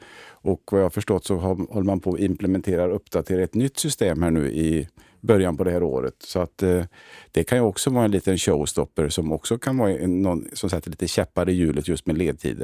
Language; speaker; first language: Swedish; native; Swedish